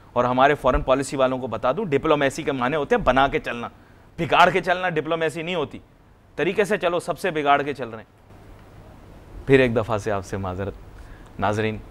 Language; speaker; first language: Urdu; native; Urdu